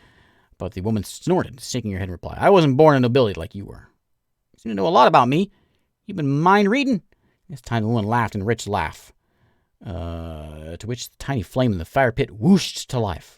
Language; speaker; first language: English; native; English